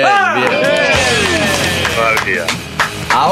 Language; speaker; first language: Spanish; native; Spanish